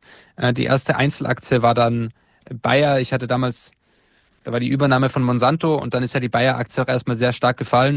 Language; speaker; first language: German; native; German